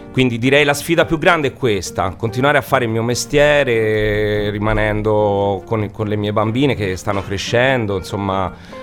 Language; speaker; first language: Italian; native; Italian